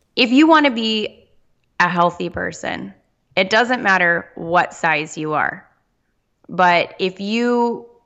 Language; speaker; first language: English; native; English